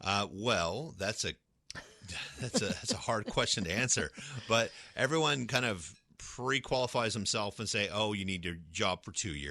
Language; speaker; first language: English; native; English